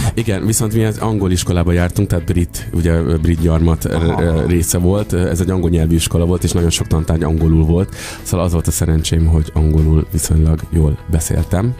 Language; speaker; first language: Hungarian; early bilingual, other home language; Urdu